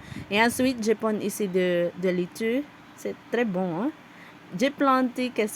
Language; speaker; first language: French; non-native, learner; Cebuano